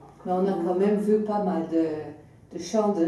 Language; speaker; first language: French; non-native, fluent; Dutch